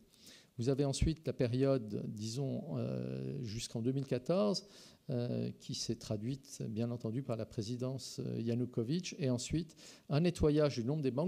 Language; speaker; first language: French; native; French